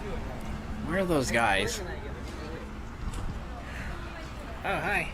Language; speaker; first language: English; native; English